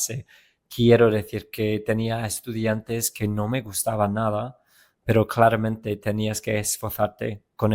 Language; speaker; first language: Spanish; non-native, fluent; English